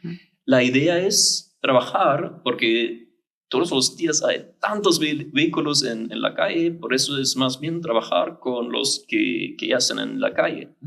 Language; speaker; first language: Spanish; non-native, fluent; German